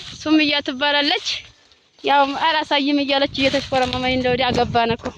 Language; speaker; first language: Amharic; non-native, local second language; Oromo